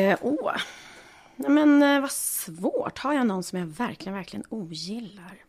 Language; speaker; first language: Swedish; native; Swedish